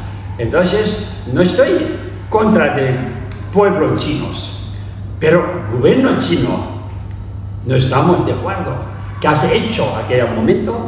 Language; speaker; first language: Spanish; non-native, learner; Tibetan